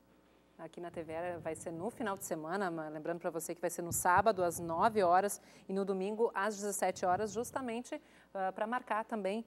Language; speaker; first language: Portuguese; native; Portuguese